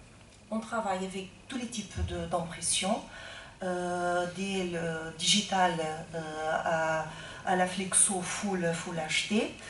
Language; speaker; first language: French; non-native, fluent; Portuguese